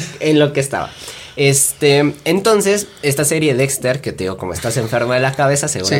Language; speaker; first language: Spanish; native; Spanish